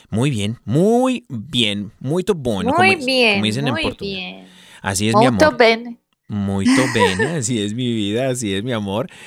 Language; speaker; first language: Spanish; early bilingual, heritage; Spanish